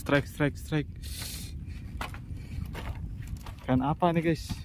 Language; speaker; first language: Indonesian; non-native, local second language; Sundanese